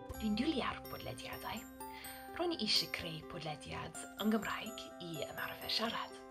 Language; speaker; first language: Welsh; non-native, learner; English